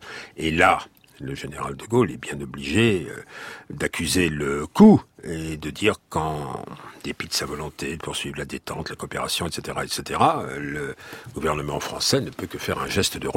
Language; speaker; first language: French; native; French